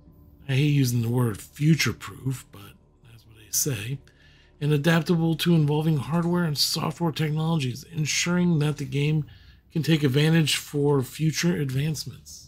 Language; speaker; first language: English; native; English